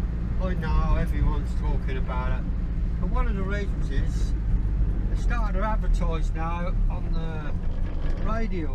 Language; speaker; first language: English; native; English